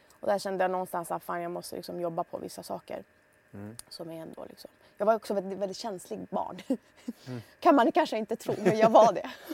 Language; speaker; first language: Swedish; early bilingual, other home language; Persian